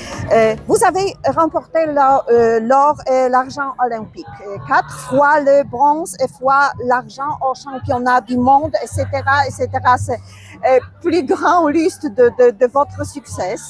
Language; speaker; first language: French; non-native, learner; Polish